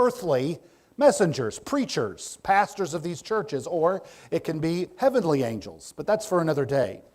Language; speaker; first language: English; native; English